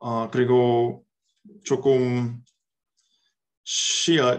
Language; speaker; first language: Korean; non-native, learner; English